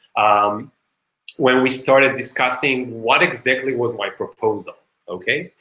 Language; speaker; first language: English; non-native, fluent; Hebrew